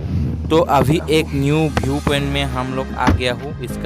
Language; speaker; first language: Hindi; non-native, local second language; Assamese